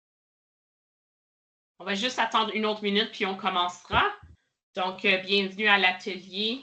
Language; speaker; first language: French; native; French